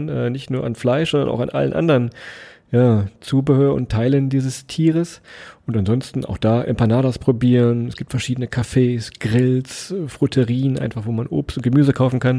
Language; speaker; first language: German; native; German